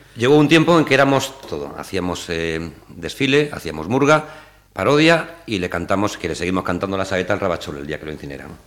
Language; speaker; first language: Spanish; native; Spanish